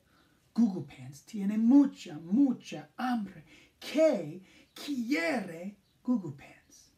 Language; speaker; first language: Spanish; non-native, fluent; English